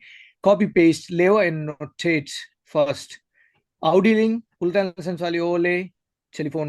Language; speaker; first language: Danish; non-native, fluent; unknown